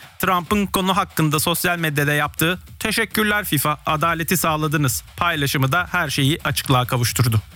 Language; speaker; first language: Turkish; early bilingual, heritage; Turkish